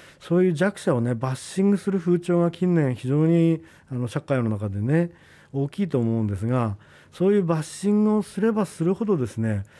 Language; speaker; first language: Japanese; native; Japanese